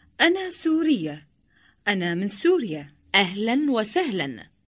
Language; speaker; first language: Arabic; non-native, learner; Indonesian